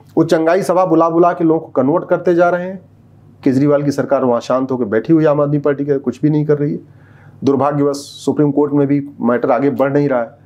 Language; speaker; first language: Hindi; native; Hindi